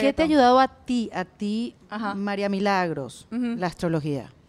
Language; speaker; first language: Spanish; native; Spanish